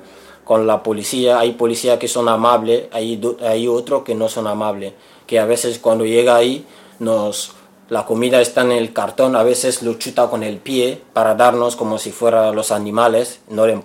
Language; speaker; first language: Spanish; non-native, learner; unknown